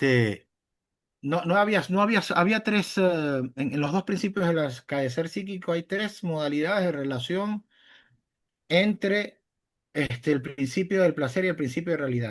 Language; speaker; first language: Spanish; native; Spanish